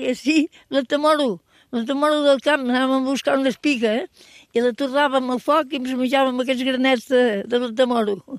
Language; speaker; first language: Catalan; native; Catalan